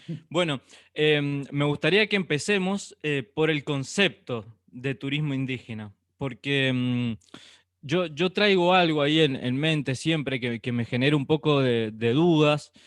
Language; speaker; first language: Spanish; native; Spanish